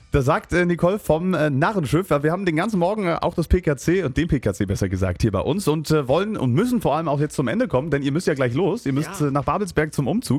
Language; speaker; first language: German; native; German